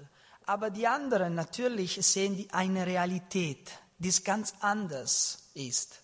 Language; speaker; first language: German; non-native, learner; Italian